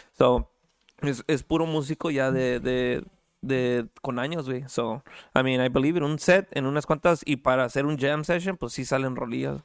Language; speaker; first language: Spanish; early bilingual, heritage; Spanish